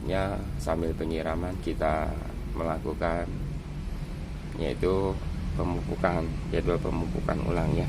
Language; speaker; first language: Indonesian; native; Indonesian